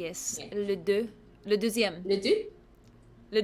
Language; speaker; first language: French; non-native, learner; English